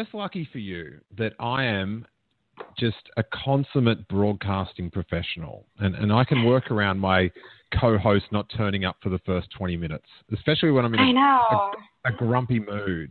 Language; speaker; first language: English; native; English